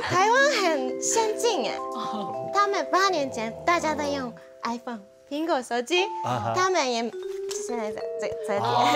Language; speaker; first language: Chinese; non-native, fluent; Japanese